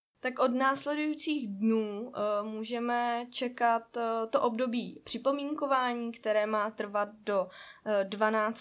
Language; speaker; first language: Czech; native; Czech